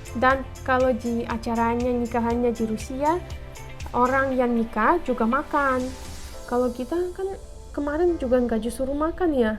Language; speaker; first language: Indonesian; non-native, fluent; Russian